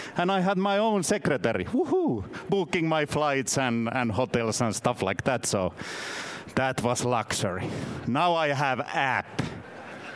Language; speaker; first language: English; non-native, fluent; Finnish